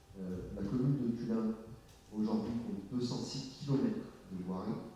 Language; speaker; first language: French; native; French